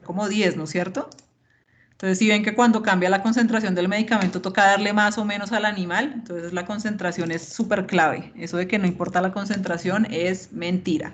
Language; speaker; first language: Spanish; native; Spanish